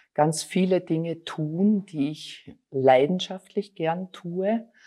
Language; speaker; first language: German; native; German